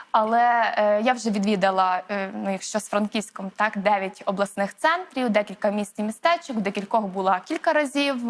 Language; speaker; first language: Ukrainian; native; Ukrainian